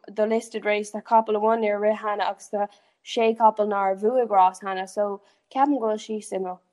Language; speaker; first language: Irish; non-native, local second language; English